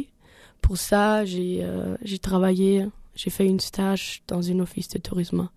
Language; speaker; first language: French; non-native, learner; German